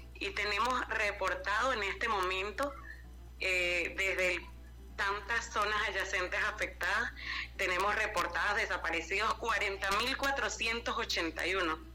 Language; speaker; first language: Spanish; native; Spanish